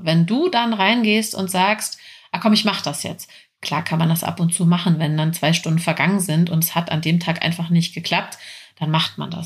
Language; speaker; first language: German; native; German